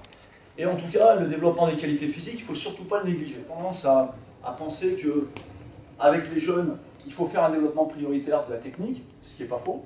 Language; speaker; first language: French; native; French